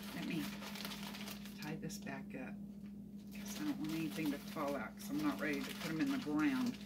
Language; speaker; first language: English; native; English